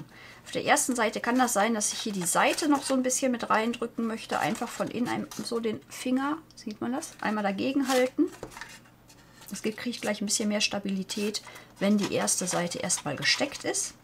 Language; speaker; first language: German; native; German